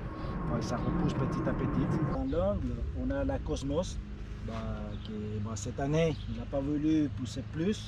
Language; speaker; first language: French; native; French